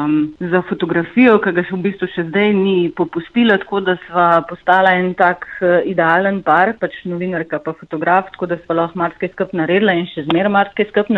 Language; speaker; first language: Slovenian; native; Slovenian